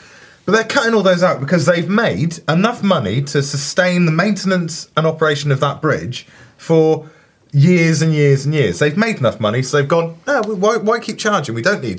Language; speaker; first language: English; native; English